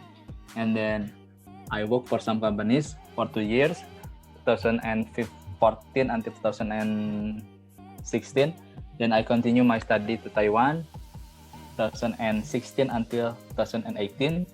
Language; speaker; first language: English; non-native, fluent; Indonesian